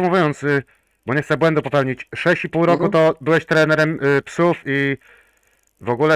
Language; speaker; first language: Polish; native; Polish